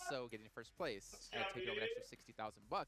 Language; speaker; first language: English; native; English